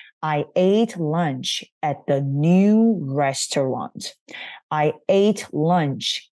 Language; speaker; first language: English; non-native, fluent; Chinese